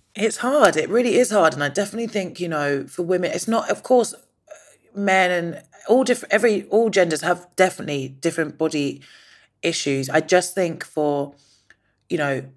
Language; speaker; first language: English; native; English